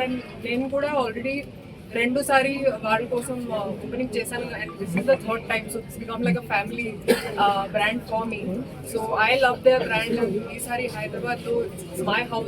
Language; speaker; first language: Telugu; non-native, fluent; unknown